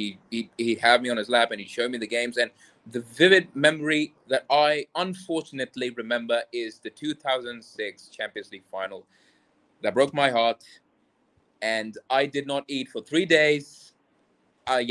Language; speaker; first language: English; non-native, local second language; Urdu